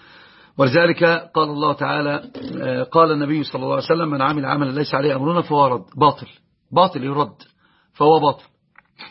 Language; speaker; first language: Arabic; native; Arabic